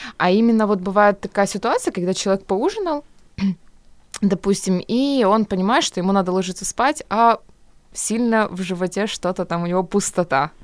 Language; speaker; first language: Russian; native; Russian